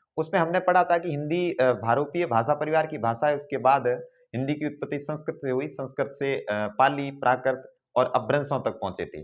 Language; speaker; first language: Hindi; native; Hindi